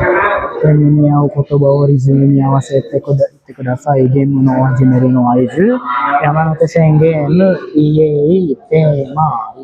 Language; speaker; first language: Japanese; non-native, fluent; Indonesian